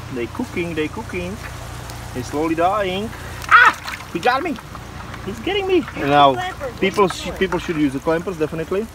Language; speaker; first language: English; non-native, fluent; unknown